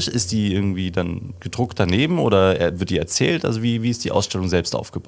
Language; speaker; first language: German; native; German